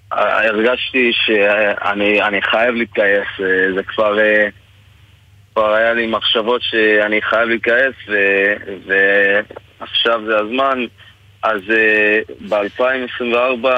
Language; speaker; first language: Hebrew; non-native, fluent; English